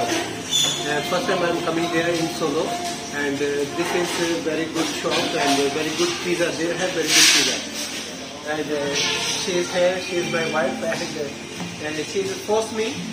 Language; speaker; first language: English; non-native, local second language; Urdu